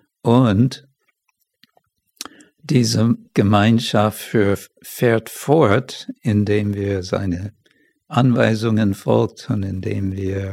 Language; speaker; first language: German; non-native, fluent; English